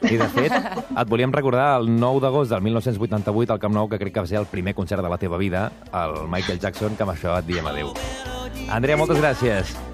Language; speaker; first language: Catalan; native; Catalan